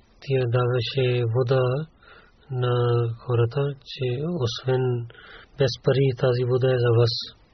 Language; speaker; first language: Bulgarian; non-native, learner; Urdu